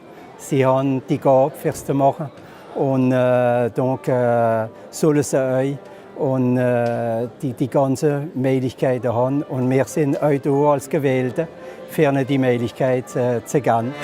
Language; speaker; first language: German; non-native, local second language; French